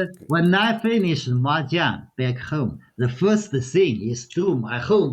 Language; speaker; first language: English; non-native, learner; Chinese